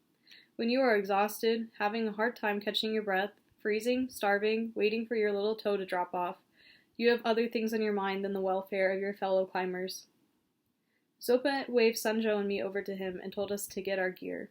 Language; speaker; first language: English; native; English